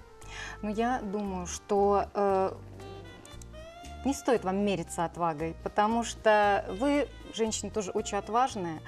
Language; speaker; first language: Russian; native; Russian